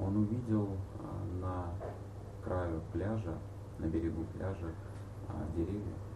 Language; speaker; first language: Russian; native; Russian